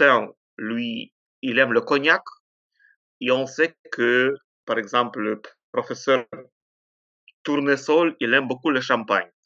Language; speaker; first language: French; non-native, fluent; Ukrainian